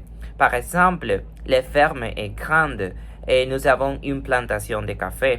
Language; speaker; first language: French; non-native, fluent; Spanish